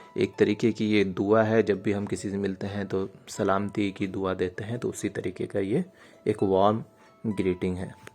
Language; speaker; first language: Hindi; native; Hindi